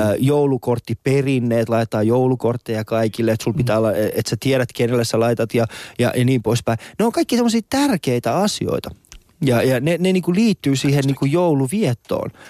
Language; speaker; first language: Finnish; non-native, fluent; Persian